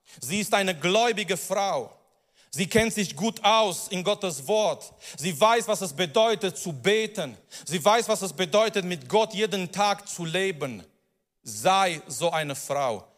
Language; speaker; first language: German; non-native, fluent; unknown